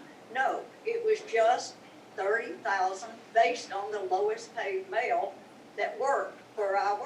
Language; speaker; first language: English; native; English